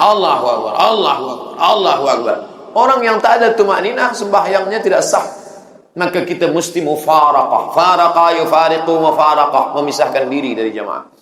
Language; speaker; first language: Malay; native; Malay